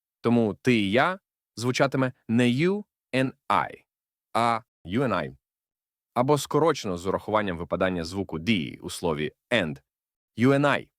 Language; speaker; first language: Ukrainian; native; Ukrainian